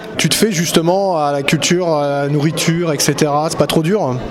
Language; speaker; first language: French; native; French